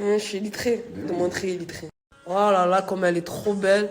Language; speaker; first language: French; native; French